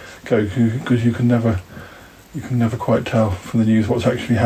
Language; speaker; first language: English; native; English